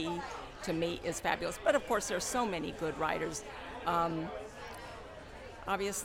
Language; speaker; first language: English; non-native, fluent; Spanish